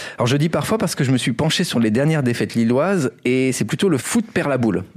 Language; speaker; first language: French; native; French